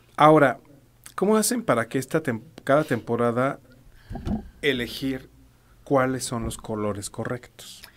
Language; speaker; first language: Spanish; native; Spanish